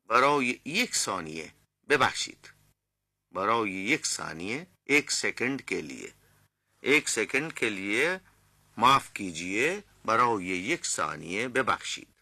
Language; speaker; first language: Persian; non-native, fluent; Urdu